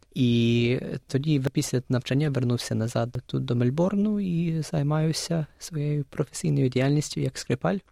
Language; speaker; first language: Ukrainian; early bilingual, other home language; English